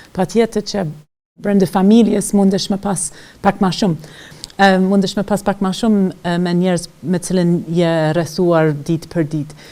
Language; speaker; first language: Albanian; non-native, fluent; English